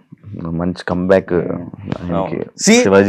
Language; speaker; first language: Telugu; native; Telugu